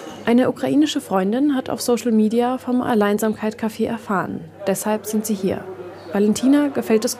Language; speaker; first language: German; native; German